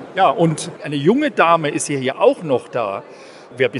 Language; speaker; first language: German; native; German